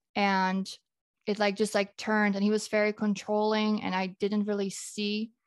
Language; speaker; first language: English; non-native, fluent; Dutch